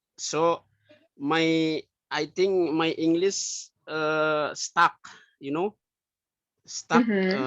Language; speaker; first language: English; non-native, learner; Indonesian